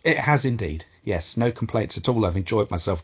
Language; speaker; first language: English; native; English